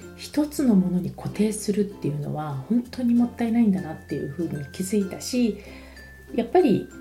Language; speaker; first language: Japanese; native; Japanese